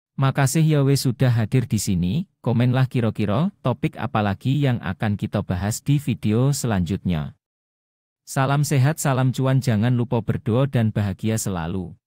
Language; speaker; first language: Indonesian; non-native, local second language; Javanese